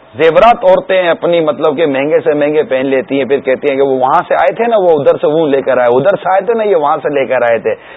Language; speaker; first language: Urdu; native; Urdu